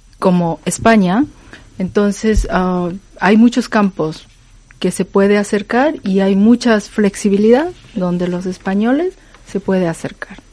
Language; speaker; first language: Spanish; non-native, fluent; Korean